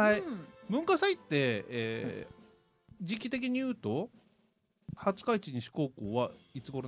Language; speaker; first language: Japanese; native; Japanese